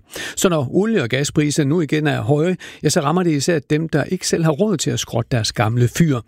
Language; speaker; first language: Danish; native; Danish